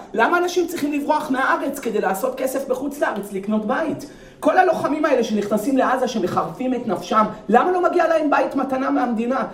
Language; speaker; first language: Hebrew; native; Hebrew